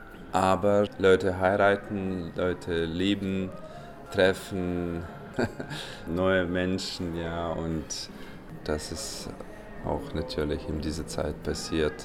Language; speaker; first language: German; non-native, fluent; Ukrainian